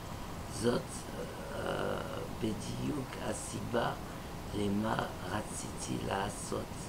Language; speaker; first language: Hebrew; non-native, fluent; French